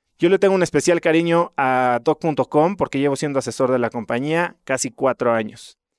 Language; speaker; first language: Spanish; native; Spanish